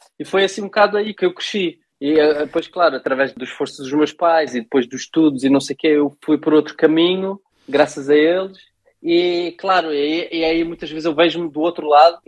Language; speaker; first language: Portuguese; early bilingual, heritage; Portuguese